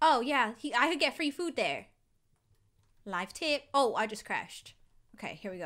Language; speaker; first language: English; native; English